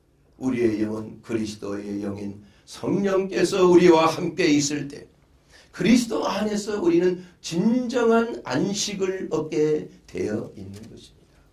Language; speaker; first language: Korean; native; Korean